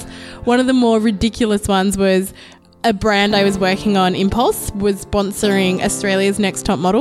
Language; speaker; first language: English; native; English